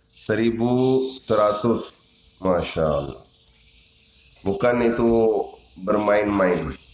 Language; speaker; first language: Indonesian; non-native, learner; Urdu